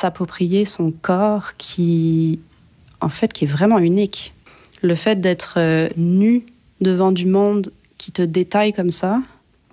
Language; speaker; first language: French; native; French